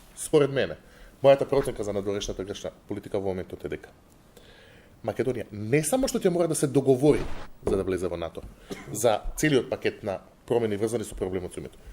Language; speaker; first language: Macedonian; non-native, local second language; Albanian